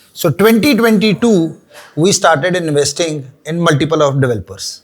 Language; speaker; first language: English; non-native, local second language; Punjabi